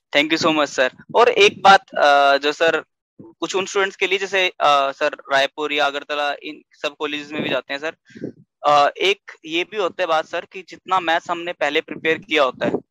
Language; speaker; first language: Hindi; native; Hindi